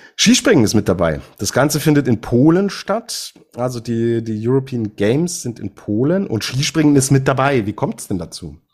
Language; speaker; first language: German; native; German